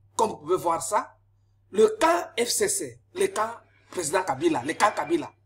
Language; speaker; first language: French; non-native, local second language; Lingala